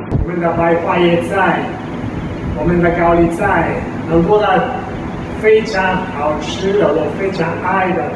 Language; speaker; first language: Chinese; non-native, fluent; Italian